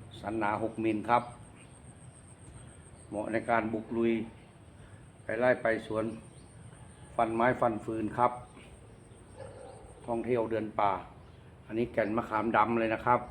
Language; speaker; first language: Thai; native; Thai